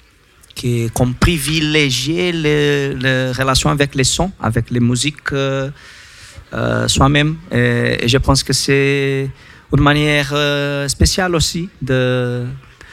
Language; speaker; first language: French; non-native, learner; Portuguese